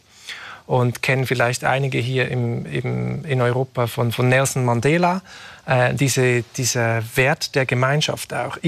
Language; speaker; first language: German; native; German